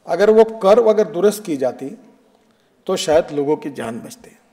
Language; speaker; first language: Hindi; non-native, local second language; Marathi